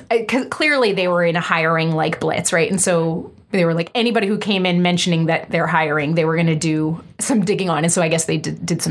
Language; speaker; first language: English; native; English